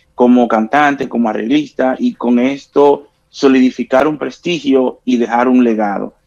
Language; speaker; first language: Spanish; native; Spanish